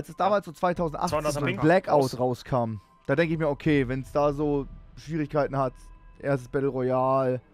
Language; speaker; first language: German; native; German